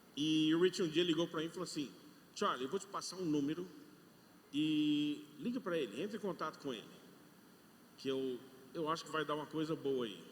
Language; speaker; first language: Portuguese; non-native, fluent; English